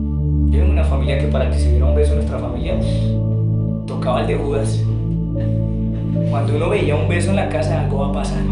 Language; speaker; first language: Spanish; native; Spanish